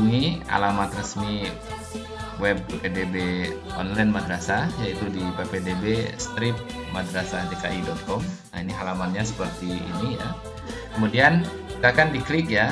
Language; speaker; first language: Indonesian; native; Indonesian